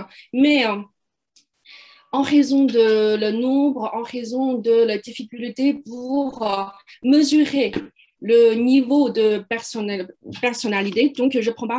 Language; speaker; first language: French; non-native, fluent; Chinese